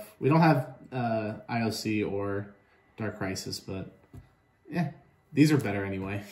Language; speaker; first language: English; native; English